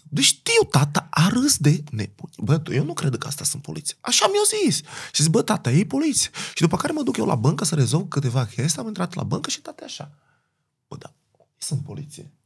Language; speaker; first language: Romanian; non-native, fluent; Portuguese